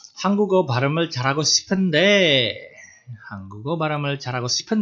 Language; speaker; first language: Korean; non-native, fluent; Indonesian